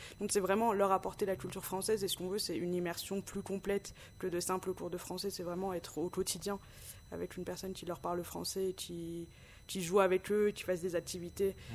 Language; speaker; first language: French; native; French